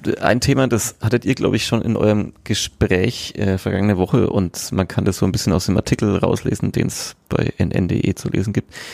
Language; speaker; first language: German; native; German